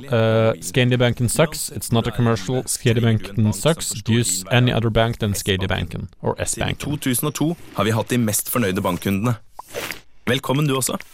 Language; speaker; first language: English; non-native, fluent; Norwegian